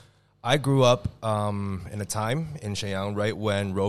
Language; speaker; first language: English; non-native, fluent; Chinese